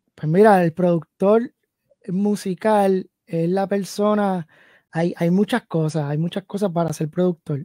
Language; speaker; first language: Spanish; early bilingual, heritage; Spanish